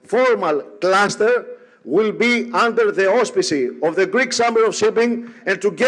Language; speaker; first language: English; non-native, fluent; Greek